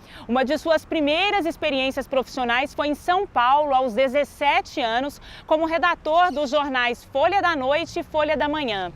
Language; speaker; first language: Portuguese; native; Portuguese